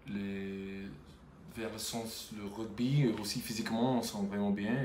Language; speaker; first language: French; non-native, fluent; English